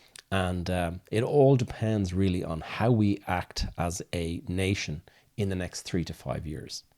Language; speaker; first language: English; native; English